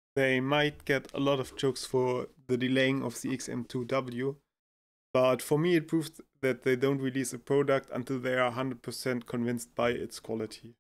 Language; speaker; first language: English; non-native, fluent; German